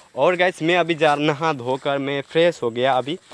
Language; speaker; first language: Hindi; non-native, local second language; Nepali